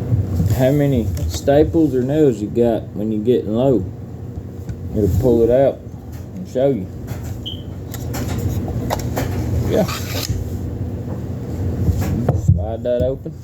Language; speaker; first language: English; native; English